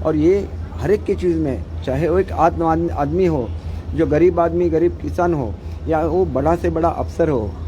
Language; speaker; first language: Hindi; non-native, local second language; Marathi